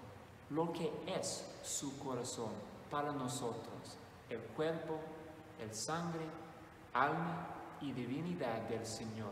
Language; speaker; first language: Spanish; non-native, fluent; English